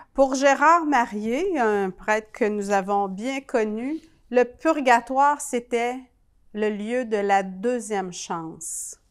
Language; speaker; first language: French; native; French